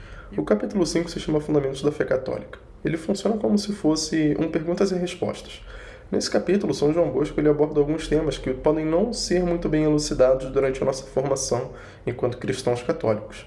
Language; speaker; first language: Portuguese; native; Portuguese